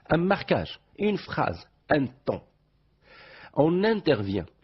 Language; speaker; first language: French; non-native, local second language; Arabic